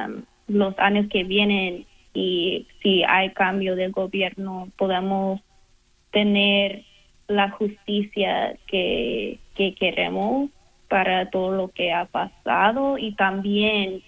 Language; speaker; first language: Spanish; non-native, fluent; English